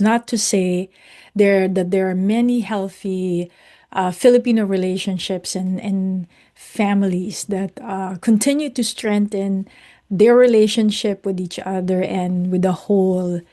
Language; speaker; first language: English; non-native, local second language; Filipino